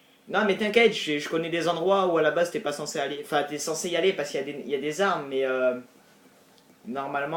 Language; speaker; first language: French; native; French